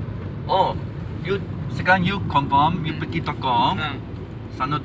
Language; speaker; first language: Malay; non-native, local second language; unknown